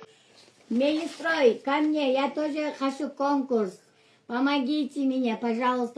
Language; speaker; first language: Russian; non-native, local second language; Kyrgyz